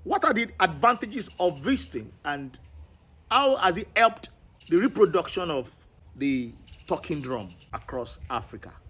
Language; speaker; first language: English; non-native, local second language; Yoruba